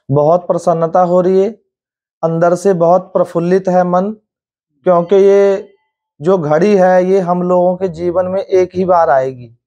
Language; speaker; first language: Hindi; native; Hindi